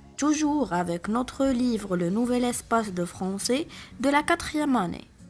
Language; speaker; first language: French; non-native, local second language; Arabic